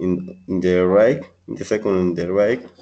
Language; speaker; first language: English; non-native, learner; Spanish